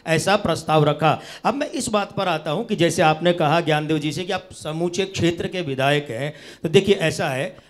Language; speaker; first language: Hindi; native; Hindi